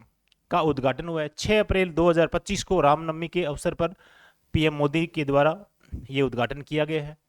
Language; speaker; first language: Hindi; native; Hindi